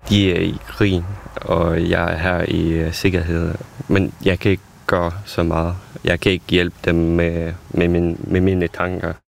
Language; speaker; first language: Danish; non-native, fluent; Ukrainian